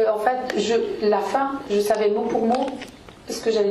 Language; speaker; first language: French; native; French